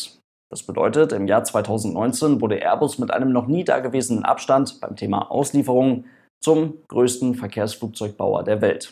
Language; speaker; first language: German; native; German